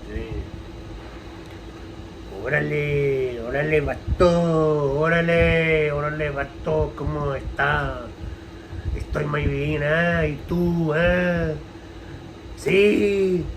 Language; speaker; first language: Spanish; non-native, learner; English